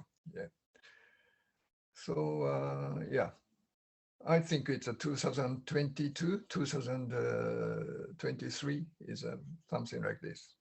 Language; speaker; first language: English; non-native, learner; Japanese